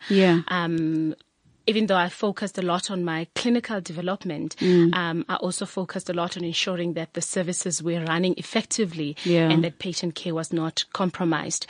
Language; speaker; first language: English; non-native, local second language; Tswana